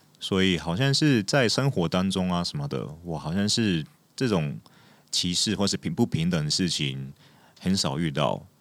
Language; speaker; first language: Chinese; non-native, fluent; Japanese